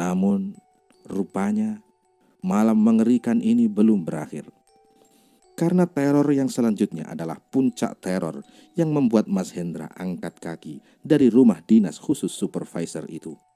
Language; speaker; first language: Indonesian; native; Indonesian